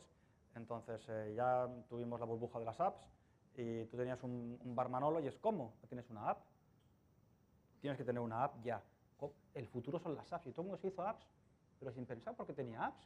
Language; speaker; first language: Spanish; native; Spanish